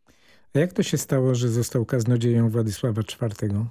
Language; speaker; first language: Polish; native; Polish